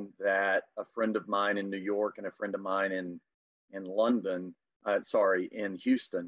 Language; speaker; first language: English; native; English